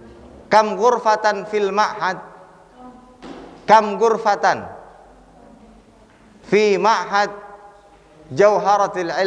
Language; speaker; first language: Arabic; non-native, fluent; Indonesian